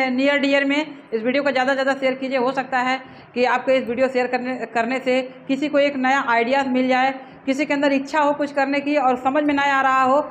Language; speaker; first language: Hindi; native; Hindi